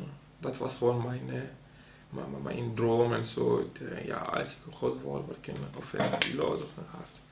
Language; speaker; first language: Dutch; non-native, local second language; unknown